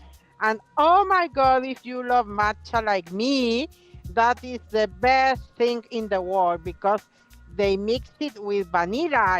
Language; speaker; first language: English; non-native, fluent; Spanish